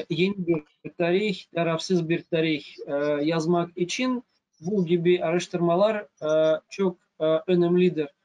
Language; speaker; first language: Turkish; non-native, fluent; Russian